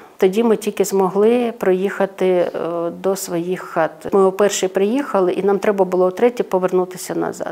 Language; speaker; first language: Ukrainian; non-native, local second language; Russian